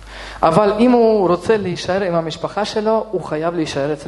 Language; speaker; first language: Hebrew; non-native, fluent; Russian